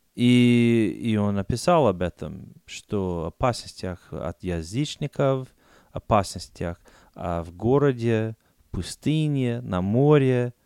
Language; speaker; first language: Russian; non-native, fluent; English